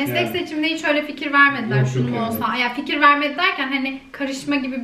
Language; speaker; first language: Turkish; native; Turkish